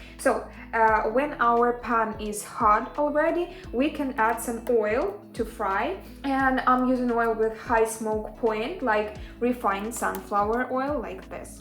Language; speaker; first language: English; non-native, fluent; Ukrainian